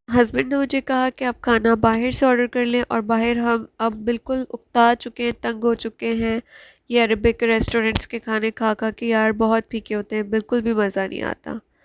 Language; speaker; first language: Urdu; native; Urdu